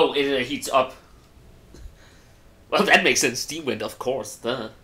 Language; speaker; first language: English; non-native, fluent; Danish